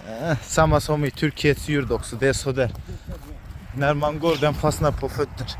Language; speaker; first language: Swedish; non-native, fluent; Turkish